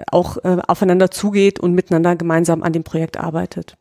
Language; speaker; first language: German; native; German